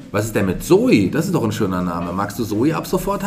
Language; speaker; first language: German; native; German